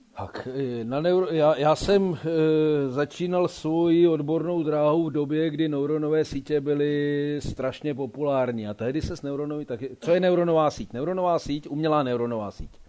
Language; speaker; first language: Czech; native; Czech